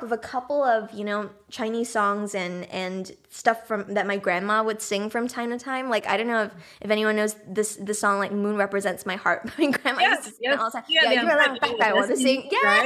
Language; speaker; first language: English; native; English